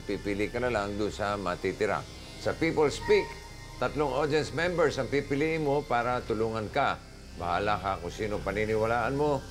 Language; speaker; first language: Filipino; native; Filipino